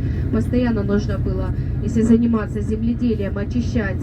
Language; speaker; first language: Russian; native; Russian